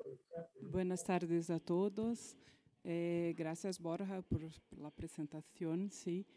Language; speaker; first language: Spanish; non-native, fluent; Portuguese